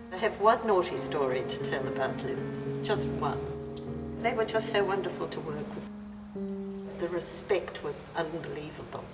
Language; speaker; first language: English; native; English